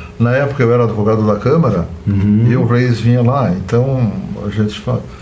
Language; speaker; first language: Portuguese; native; Portuguese